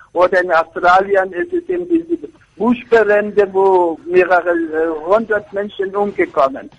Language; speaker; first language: German; non-native, fluent; Persian